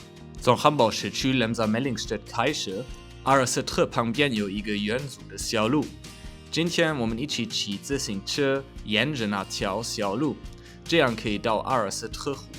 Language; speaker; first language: Chinese; non-native, fluent; German